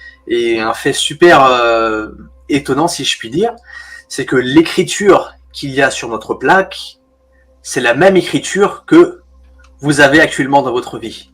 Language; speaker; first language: French; native; French